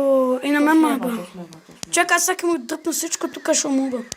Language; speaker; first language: Bulgarian; native; Bulgarian